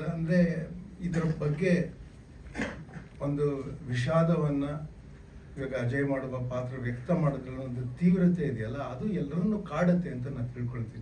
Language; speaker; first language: Kannada; native; Kannada